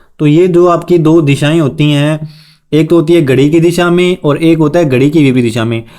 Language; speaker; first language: Hindi; native; Hindi